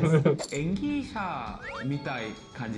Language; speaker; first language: Japanese; non-native, learner; Korean